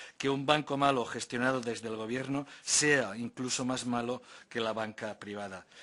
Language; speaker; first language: Spanish; non-native, local second language; Catalan